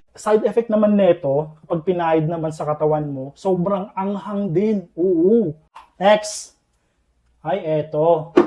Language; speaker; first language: Filipino; non-native, local second language; Iloko